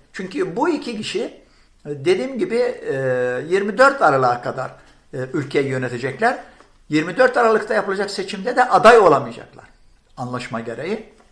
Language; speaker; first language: Turkish; non-native, fluent; Arabic